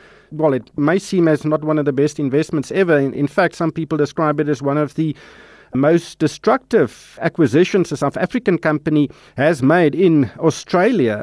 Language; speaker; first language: English; non-native, local second language; Afrikaans